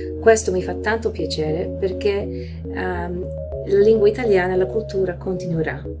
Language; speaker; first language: Italian; early bilingual, heritage; Italian